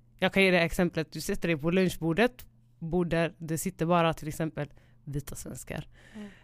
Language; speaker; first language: Swedish; early bilingual, other home language; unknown